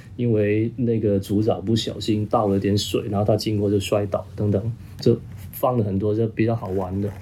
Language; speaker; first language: Chinese; non-native, local second language; Cantonese